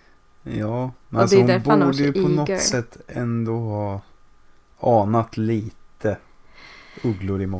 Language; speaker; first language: Swedish; native; Swedish